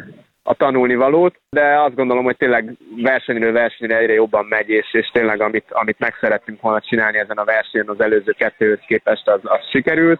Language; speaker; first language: Hungarian; native; Hungarian